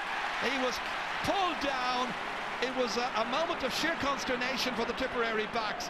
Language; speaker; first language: English; native; English